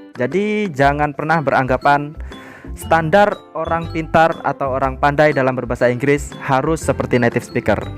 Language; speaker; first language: Indonesian; native; Indonesian